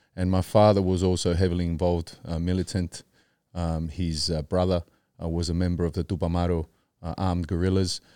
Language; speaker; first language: English; early bilingual, other home language; Spanish